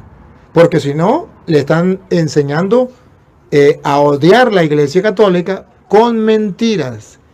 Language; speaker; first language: Spanish; native; Spanish